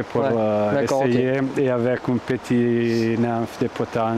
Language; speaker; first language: French; non-native, fluent; Italian